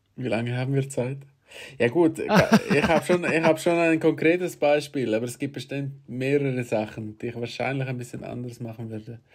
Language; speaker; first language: German; native; German